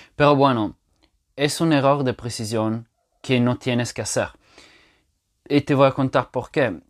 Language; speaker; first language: Spanish; non-native, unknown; French